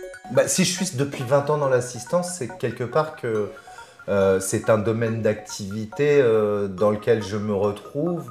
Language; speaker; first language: French; native; French